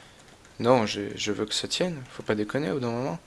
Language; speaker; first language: French; native; French